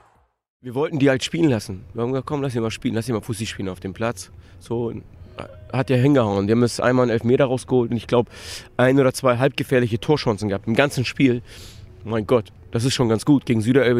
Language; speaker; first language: German; native; German